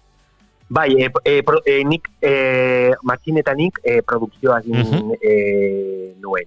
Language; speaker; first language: Basque; non-native, local second language; Spanish